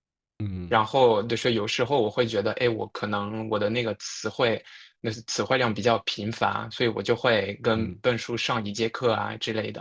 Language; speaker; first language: Chinese; non-native, fluent; French